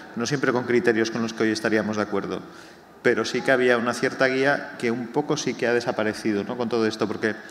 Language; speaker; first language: Spanish; native; Spanish